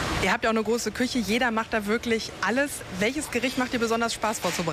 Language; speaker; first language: German; native; German